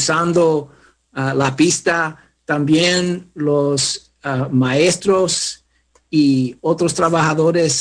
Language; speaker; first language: Spanish; early bilingual, heritage; Spanish